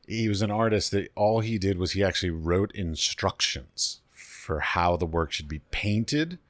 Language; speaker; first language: English; native; English